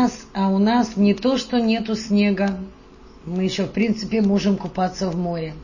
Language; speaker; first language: Russian; native; Russian